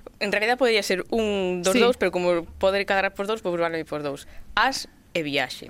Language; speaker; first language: Galician; native; Galician